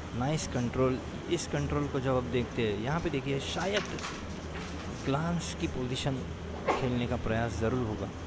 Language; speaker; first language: Hindi; non-native, local second language; Marathi